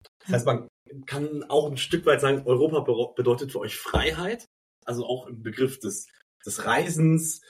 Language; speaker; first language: German; native; German